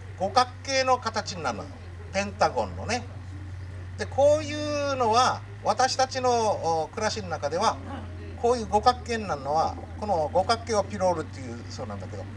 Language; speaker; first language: Japanese; native; Japanese